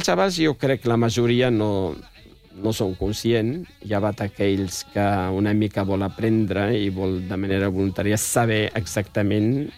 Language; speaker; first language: Catalan; non-native, fluent; Riffian